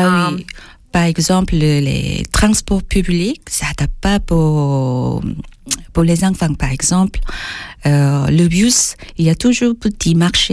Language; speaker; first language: French; non-native, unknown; Korean